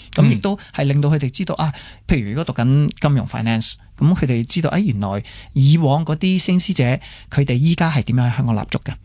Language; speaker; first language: Cantonese; non-native, fluent; Chinese